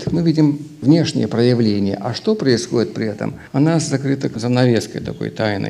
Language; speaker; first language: Russian; native; Russian